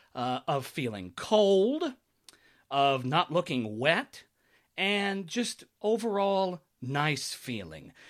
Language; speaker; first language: English; native; English